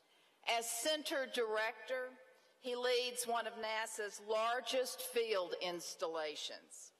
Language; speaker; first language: English; native; English